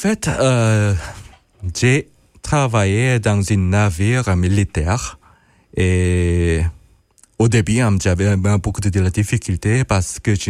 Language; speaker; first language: French; non-native, fluent; Korean